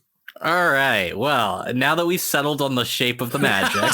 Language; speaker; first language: English; native; English